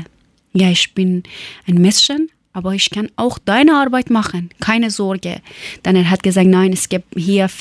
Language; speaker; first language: German; non-native, learner; Persian